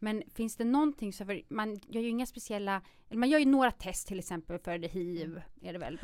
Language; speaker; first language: Swedish; native; Swedish